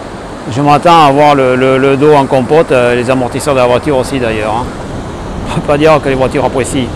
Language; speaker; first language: French; native; French